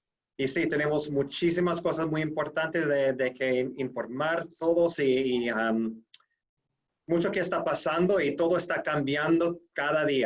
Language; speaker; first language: Spanish; non-native, fluent; English